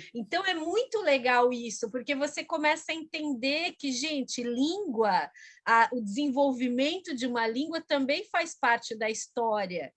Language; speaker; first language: Portuguese; native; Portuguese